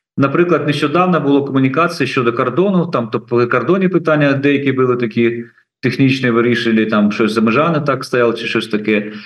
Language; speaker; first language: Ukrainian; native; Ukrainian